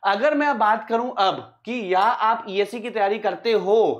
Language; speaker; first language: Hindi; native; Hindi